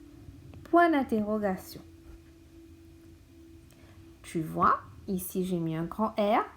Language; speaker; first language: French; non-native, local second language; Morisyen